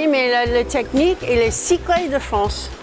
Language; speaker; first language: French; non-native, learner; English